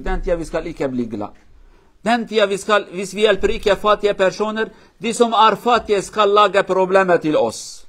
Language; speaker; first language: Swedish; non-native, learner; Kurdish